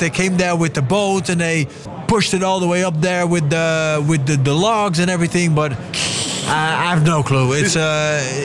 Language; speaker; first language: English; non-native, fluent; Dutch